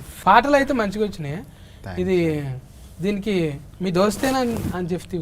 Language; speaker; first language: Telugu; native; Telugu